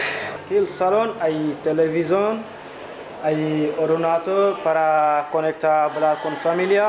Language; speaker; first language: Spanish; non-native, learner; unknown